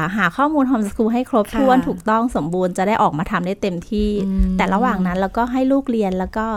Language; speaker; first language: Thai; native; Thai